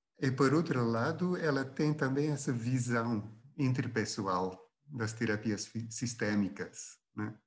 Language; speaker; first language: Portuguese; non-native, fluent; Dutch